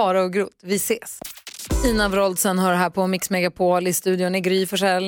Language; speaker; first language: Swedish; native; Swedish